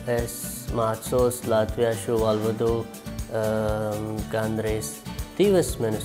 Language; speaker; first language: Latvian; non-native, learner; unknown